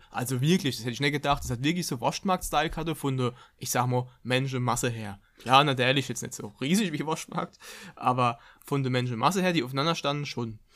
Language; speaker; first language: German; native; German